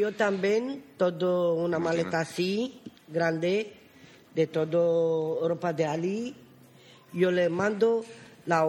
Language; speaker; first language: Spanish; non-native, learner; Romany